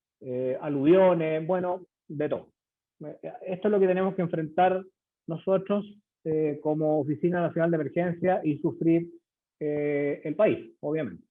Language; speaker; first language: Spanish; native; Spanish